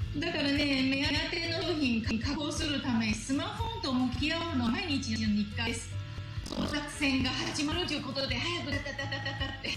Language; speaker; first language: Japanese; non-native, fluent; Chinese